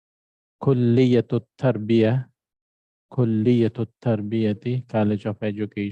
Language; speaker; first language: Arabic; non-native, fluent; Filipino